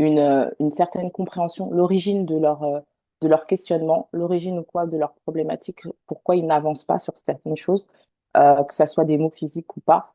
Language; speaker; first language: French; native; French